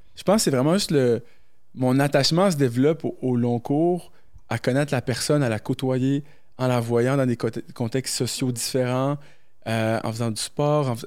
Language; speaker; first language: French; early bilingual, other home language; Arabic